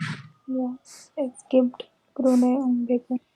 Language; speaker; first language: German; non-native, learner; Hindi